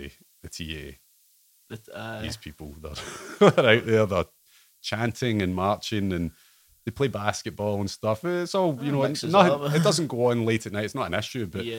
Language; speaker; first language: English; native; English